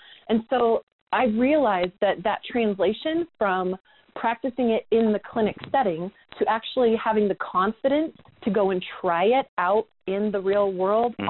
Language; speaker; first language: English; native; English